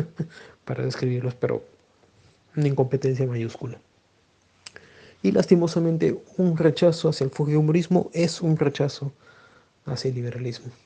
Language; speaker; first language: Spanish; native; Spanish